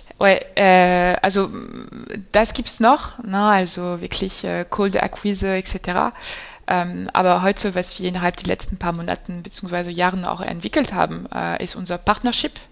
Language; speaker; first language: German; non-native, fluent; French